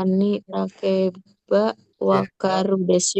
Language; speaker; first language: Japanese; non-native, learner; Indonesian